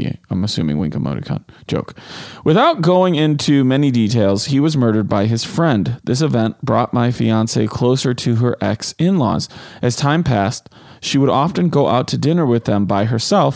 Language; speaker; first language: English; native; English